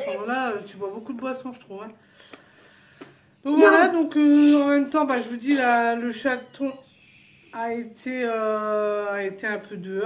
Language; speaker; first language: French; native; French